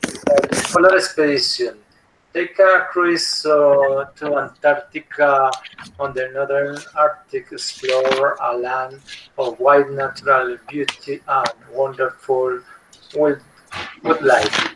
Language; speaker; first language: English; non-native, learner; Spanish